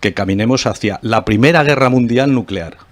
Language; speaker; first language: Spanish; native; Spanish